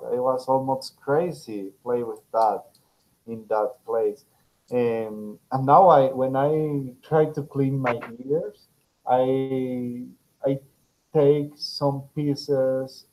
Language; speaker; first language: English; non-native, fluent; Spanish